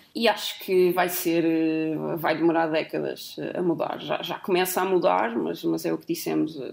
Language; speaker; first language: Portuguese; native; Portuguese